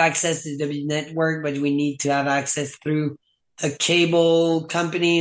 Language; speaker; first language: English; non-native, fluent; French